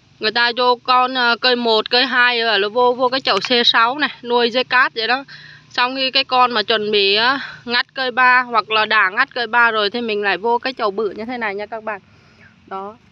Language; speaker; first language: Vietnamese; native; Vietnamese